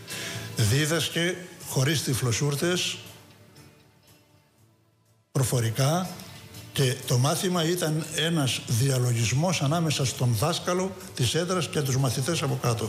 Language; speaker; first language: Greek; native; Greek